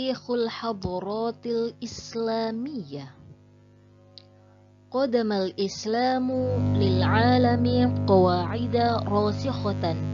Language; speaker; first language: Arabic; non-native, fluent; Indonesian